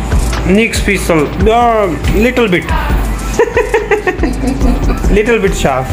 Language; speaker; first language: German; non-native, learner; Punjabi